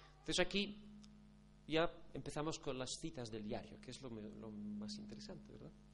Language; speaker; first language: Spanish; non-native, fluent; Polish